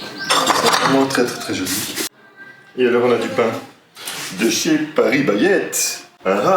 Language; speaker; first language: French; native; French